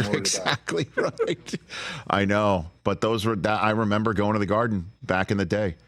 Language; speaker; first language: English; native; English